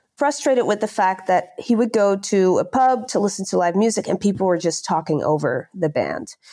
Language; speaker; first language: English; non-native, fluent; Dutch